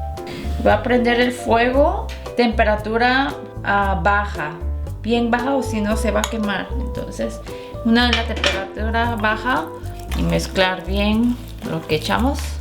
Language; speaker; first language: Spanish; non-native, fluent; Korean